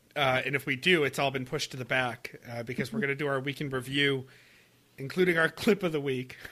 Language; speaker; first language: English; native; English